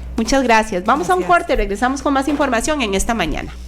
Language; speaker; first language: Spanish; native; Spanish